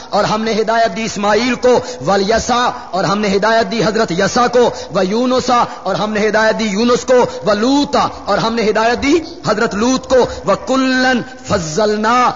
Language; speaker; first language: Urdu; non-native, local second language; Punjabi